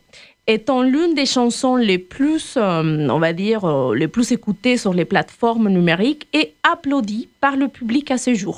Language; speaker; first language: French; native; French